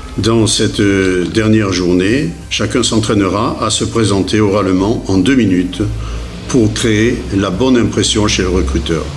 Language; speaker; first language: French; native; French